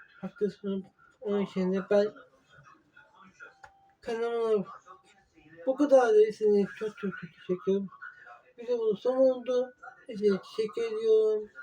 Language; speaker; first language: Turkish; non-native, learner; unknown